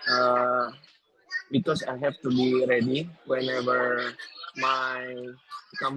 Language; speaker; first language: English; non-native, learner; Indonesian